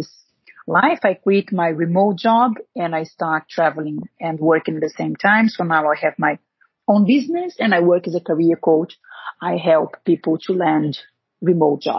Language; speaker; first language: English; non-native, fluent; Portuguese